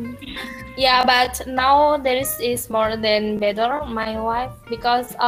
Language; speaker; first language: English; non-native, learner; Indonesian